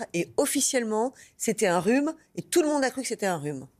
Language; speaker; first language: French; native; French